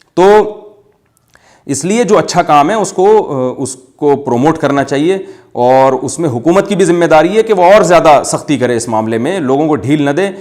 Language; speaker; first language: Urdu; native; Urdu